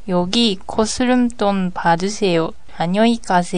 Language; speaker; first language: Korean; non-native, learner; Japanese